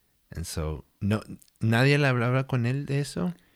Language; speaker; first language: Spanish; early bilingual, heritage; Spanish